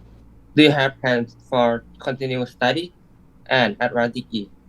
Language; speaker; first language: English; non-native, learner; Thai